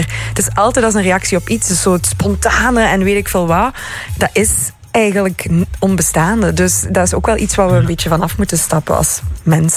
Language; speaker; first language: Dutch; native; Dutch